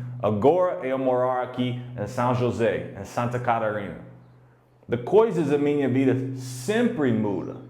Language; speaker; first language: Portuguese; non-native, learner; English